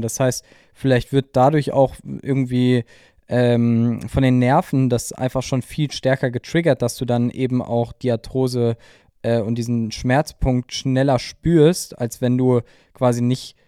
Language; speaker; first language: German; native; German